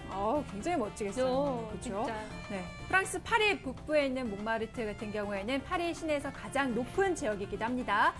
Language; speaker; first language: Korean; native; Korean